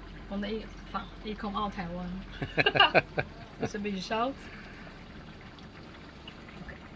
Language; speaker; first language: Dutch; non-native, learner; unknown